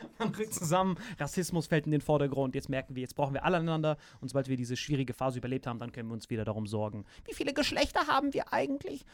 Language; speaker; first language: German; native; German